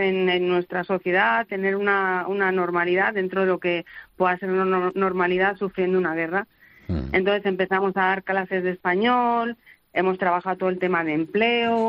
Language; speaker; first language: Spanish; native; Spanish